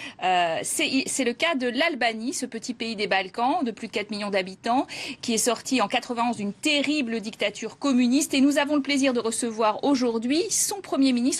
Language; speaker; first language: French; native; French